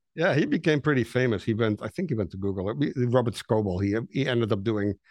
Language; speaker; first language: English; non-native, fluent; Dutch